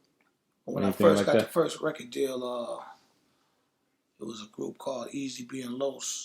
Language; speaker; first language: English; native; English